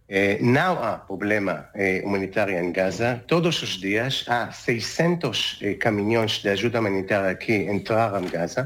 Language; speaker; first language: Portuguese; non-native, learner; Hebrew